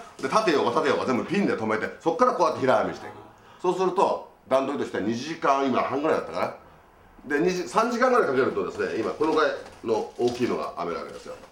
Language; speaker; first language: Japanese; native; Japanese